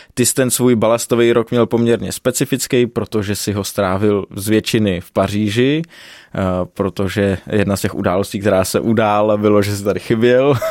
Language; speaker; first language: Czech; native; Czech